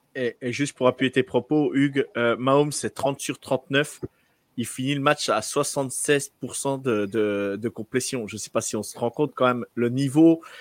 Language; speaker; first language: French; native; French